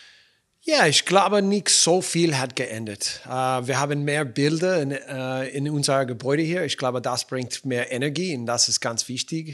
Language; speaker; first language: German; non-native, fluent; English